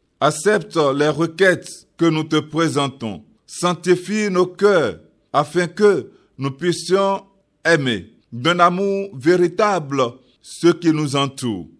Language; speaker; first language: French; non-native, local second language; Yoruba